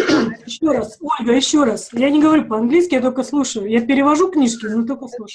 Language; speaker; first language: Russian; native; Russian